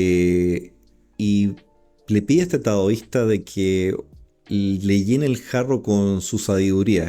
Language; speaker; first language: Spanish; native; Spanish